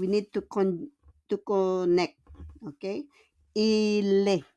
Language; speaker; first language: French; non-native, fluent; Filipino